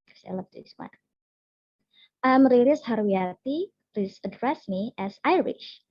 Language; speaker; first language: English; non-native, learner; Indonesian